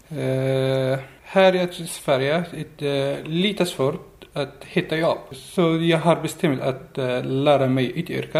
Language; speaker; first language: Swedish; non-native, learner; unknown